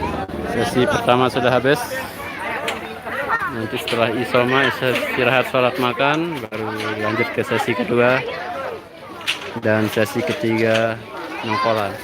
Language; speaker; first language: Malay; non-native, local second language; Sasak